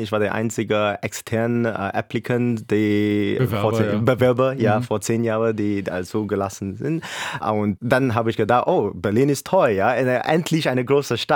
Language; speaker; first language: German; non-native, fluent; English